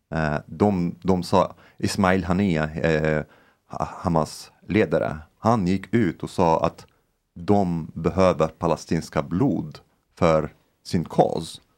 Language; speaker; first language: Swedish; non-native, fluent; Arabic